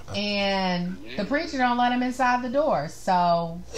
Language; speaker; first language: English; native; English